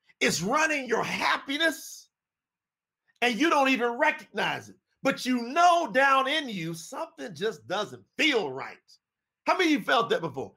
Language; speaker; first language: English; native; English